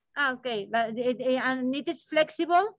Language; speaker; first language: English; non-native, learner; Spanish